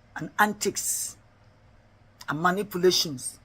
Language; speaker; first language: English; non-native, local second language; Yoruba